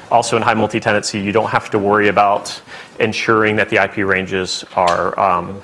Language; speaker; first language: English; native; English